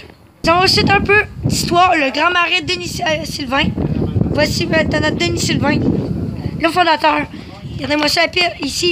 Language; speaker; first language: French; native; French